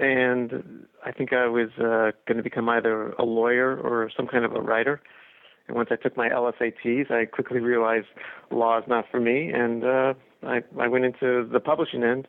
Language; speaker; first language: English; native; English